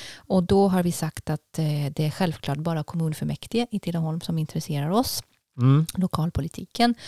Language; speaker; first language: Swedish; non-native, fluent; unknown